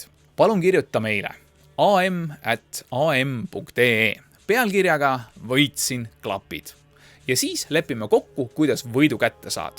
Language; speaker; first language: Estonian; native; Estonian